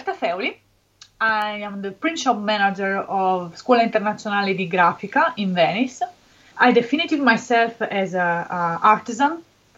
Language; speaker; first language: English; non-native, learner; Italian